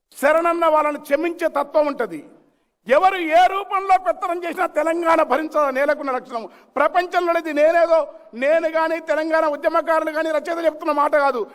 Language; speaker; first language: Telugu; native; Telugu